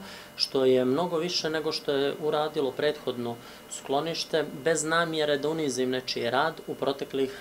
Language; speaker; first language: Serbian; native; Serbian